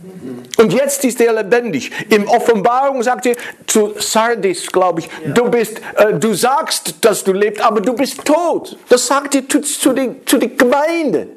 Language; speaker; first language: German; non-native, fluent; Dutch